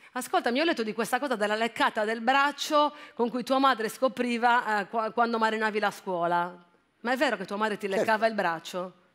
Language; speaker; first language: Italian; native; Italian